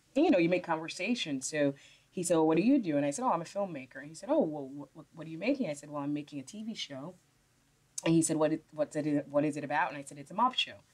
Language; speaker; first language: English; native; English